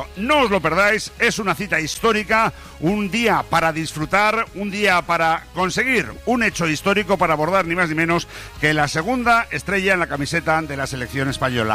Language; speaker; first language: Spanish; native; Spanish